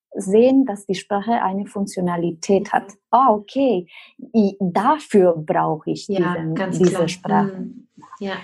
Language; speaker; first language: German; non-native, fluent; Spanish